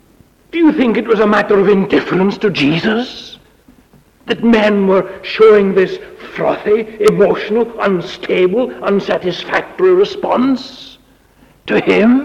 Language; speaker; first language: English; native; English